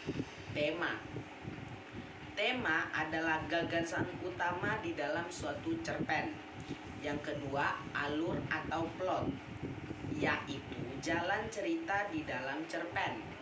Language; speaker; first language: Indonesian; native; Indonesian